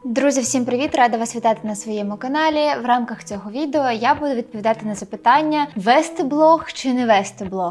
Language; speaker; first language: Ukrainian; non-native, local second language; Russian